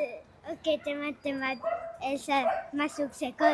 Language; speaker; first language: Indonesian; early bilingual, heritage; Indonesian